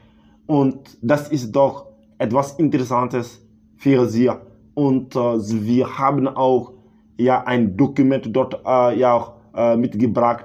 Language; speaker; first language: German; non-native, learner; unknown